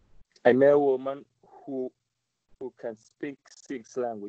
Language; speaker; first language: English; non-native, learner; Spanish